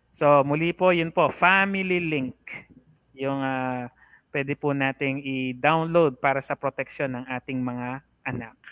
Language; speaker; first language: Filipino; native; Filipino